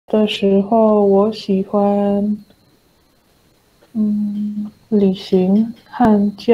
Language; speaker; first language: Chinese; non-native, learner; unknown